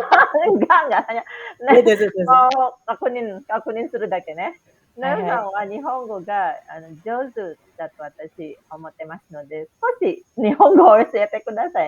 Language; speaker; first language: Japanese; non-native, fluent; Indonesian